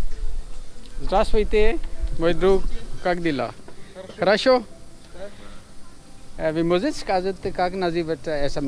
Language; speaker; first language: Russian; non-native, learner; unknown